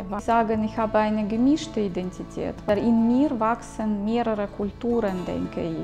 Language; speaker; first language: German; early bilingual, heritage; Russian